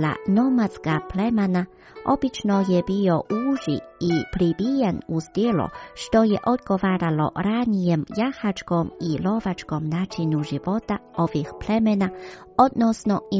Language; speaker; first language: Croatian; non-native, fluent; Chinese